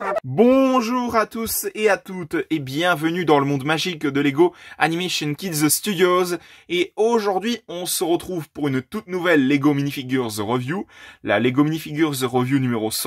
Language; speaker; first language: French; native; French